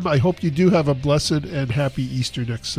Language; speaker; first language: English; native; English